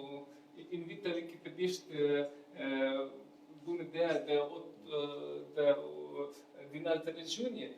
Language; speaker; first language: Romanian; non-native, learner; Ukrainian